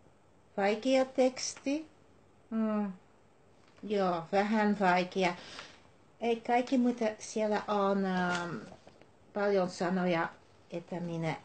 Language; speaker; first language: Finnish; non-native, learner; Dutch